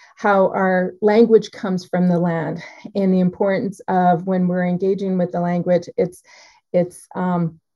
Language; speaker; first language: English; native; English